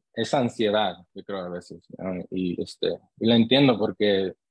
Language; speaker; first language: Spanish; early bilingual, heritage; Spanish